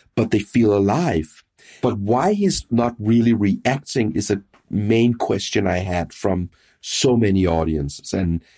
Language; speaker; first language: English; non-native, fluent; Danish